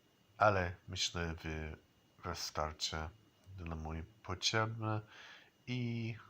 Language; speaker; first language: Polish; non-native, learner; English